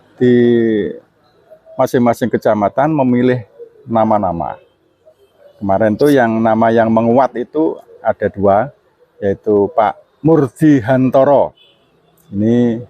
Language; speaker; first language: Indonesian; non-native, local second language; Javanese